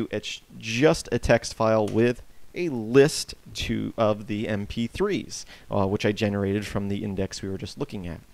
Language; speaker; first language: English; native; English